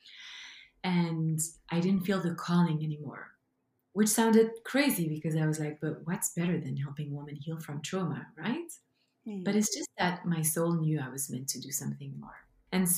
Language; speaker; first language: English; non-native, fluent; French